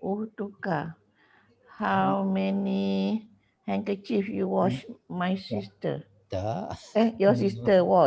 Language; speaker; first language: English; non-native, local second language; Malay